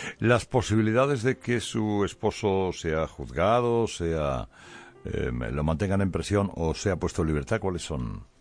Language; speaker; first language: Spanish; native; Spanish